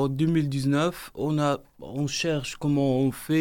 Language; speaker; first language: French; non-native, learner; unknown